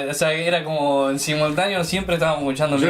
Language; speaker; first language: Spanish; native; Spanish